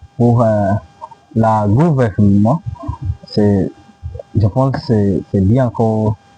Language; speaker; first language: French; non-native, learner; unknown